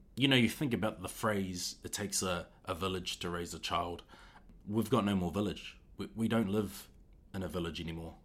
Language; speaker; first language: English; native; English